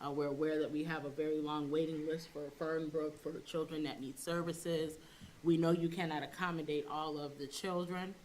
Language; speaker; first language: English; native; English